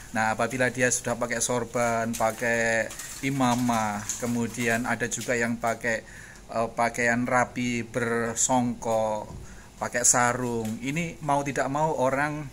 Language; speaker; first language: Indonesian; native; Indonesian